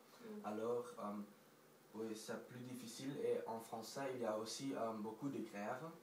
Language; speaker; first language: French; non-native, local second language; Dutch